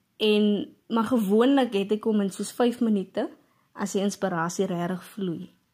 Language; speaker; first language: Afrikaans; native; Afrikaans